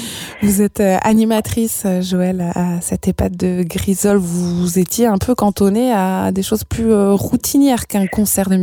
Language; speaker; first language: French; native; French